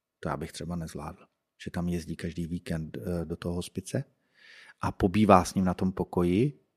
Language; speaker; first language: Czech; native; Czech